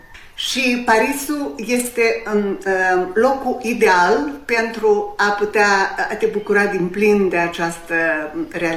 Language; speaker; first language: Romanian; native; Romanian